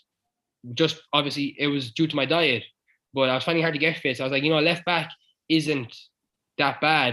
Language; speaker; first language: English; native; English